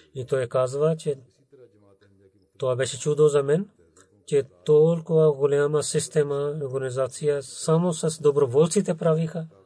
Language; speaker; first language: Bulgarian; non-native, learner; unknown